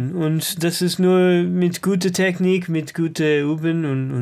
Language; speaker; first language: German; non-native, learner; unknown